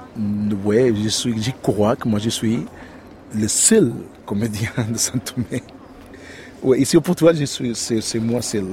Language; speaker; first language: French; non-native, learner; Portuguese